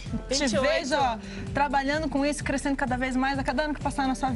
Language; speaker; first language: Portuguese; native; Portuguese